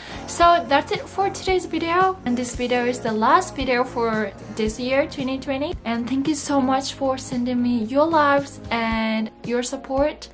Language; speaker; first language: English; non-native, fluent; Japanese